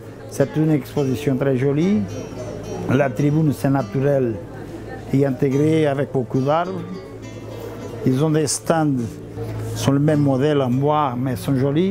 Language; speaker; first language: French; non-native, fluent; Portuguese